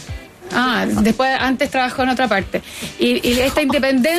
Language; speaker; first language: Spanish; native; Spanish